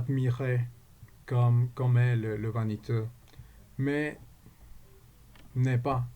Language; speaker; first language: French; non-native, learner; Spanish